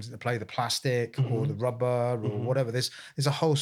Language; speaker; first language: English; native; English